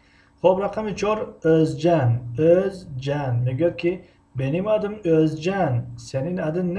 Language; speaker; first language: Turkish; non-native, fluent; Tajik